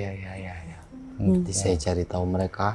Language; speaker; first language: Indonesian; non-native, local second language; Sundanese